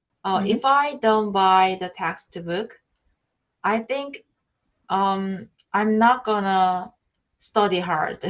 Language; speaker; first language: English; non-native, learner; Korean